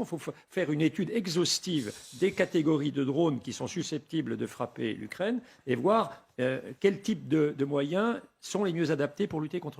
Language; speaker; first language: French; native; French